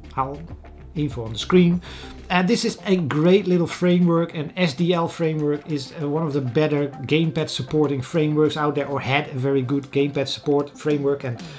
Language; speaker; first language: English; non-native, fluent; Dutch